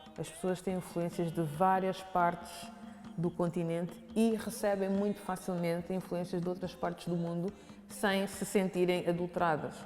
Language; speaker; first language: Portuguese; native; Portuguese